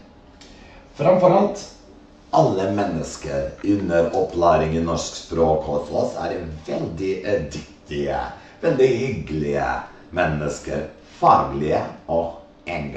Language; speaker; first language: Norwegian; non-native, fluent; Serbian